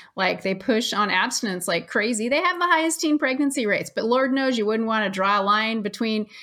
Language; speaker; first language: English; native; English